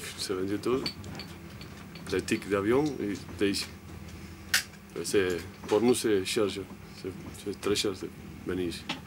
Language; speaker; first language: French; non-native, learner; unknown